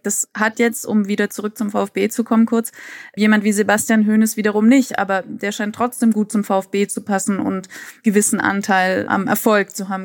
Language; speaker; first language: German; native; German